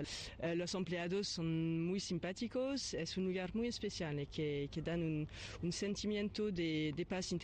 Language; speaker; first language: Spanish; non-native, fluent; French